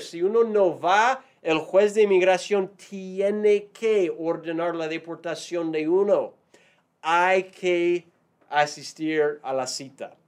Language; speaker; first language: Spanish; non-native, fluent; English